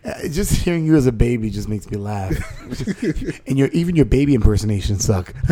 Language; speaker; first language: English; native; English